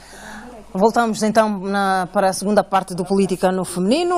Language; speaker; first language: Portuguese; native; Portuguese